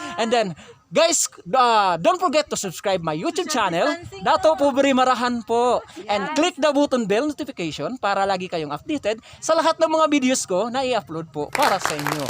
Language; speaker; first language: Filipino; non-native, local second language; Cebuano